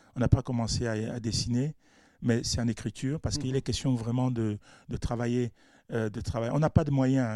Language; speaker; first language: French; non-native, local second language; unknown